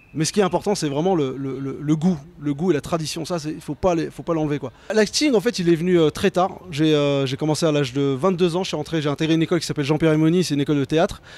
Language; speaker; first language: French; native; French